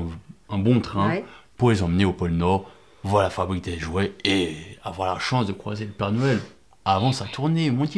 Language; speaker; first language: French; native; French